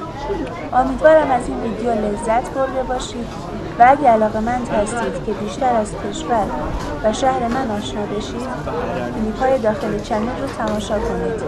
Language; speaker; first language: Persian; non-native, local second language; Kurdish